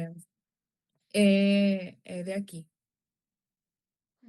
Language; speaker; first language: Portuguese; non-native, learner; Spanish